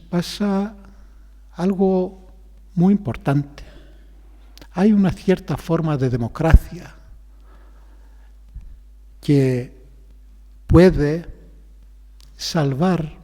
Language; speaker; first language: Spanish; non-native, fluent; Greek